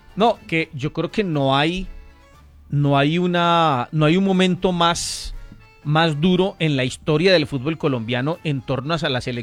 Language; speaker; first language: Spanish; native; Spanish